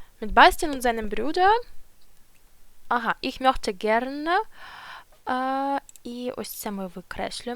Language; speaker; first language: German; non-native, fluent; Ukrainian